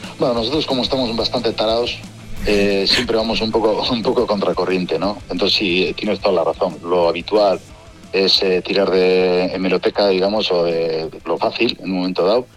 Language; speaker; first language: Spanish; non-native, local second language; Basque